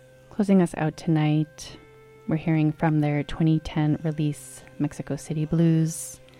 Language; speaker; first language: English; native; English